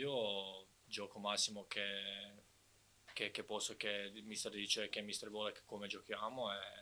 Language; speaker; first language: Italian; non-native, fluent; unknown